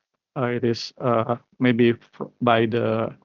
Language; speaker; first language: English; non-native, learner; Indonesian